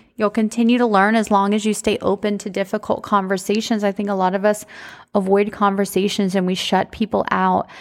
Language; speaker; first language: English; native; English